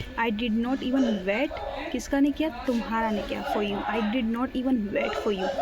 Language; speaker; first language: Hindi; native; Hindi